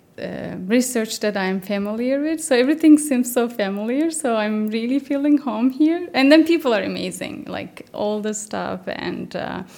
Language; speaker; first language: English; non-native, fluent; Turkish